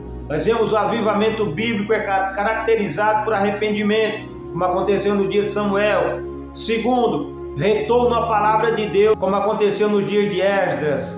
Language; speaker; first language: Portuguese; native; Portuguese